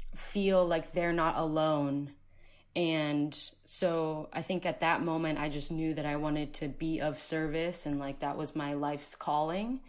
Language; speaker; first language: English; early bilingual, other home language; Spanish